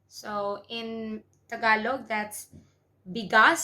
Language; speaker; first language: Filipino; non-native, local second language; Cebuano